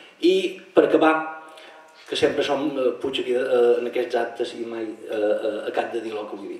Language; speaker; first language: Catalan; native; Catalan